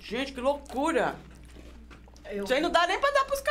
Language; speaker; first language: Portuguese; native; Portuguese